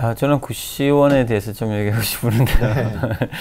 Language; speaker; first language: Korean; non-native, learner; Persian